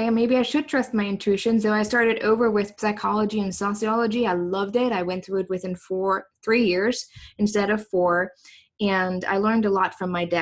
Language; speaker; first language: English; non-native, fluent; German